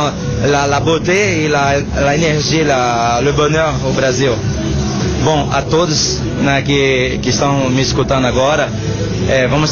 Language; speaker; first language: French; non-native, learner; Portuguese